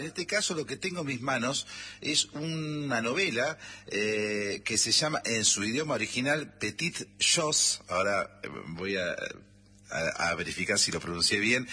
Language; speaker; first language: Spanish; native; Spanish